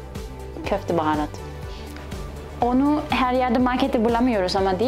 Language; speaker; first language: Turkish; non-native, fluent; German